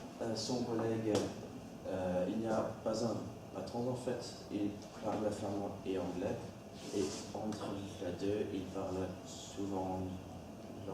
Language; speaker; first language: French; non-native, learner; Dutch